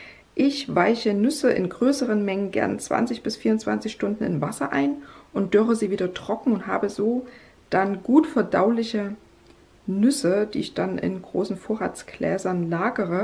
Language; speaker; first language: German; native; German